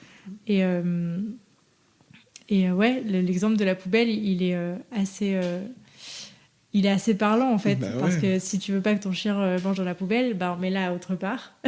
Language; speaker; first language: French; native; French